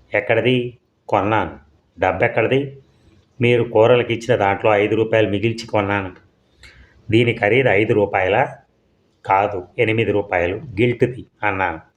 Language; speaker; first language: Telugu; native; Telugu